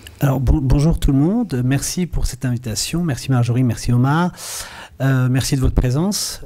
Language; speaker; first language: French; early bilingual, other home language; Arabic